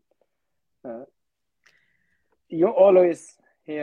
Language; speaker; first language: English; non-native, fluent; Amharic